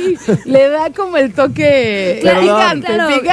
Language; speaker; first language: Spanish; native; Spanish